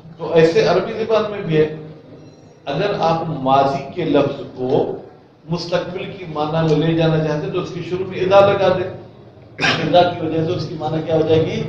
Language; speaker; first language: Urdu; non-native, local second language; Sindhi